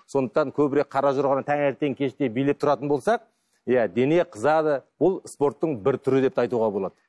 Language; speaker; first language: Kazakh; native; Kazakh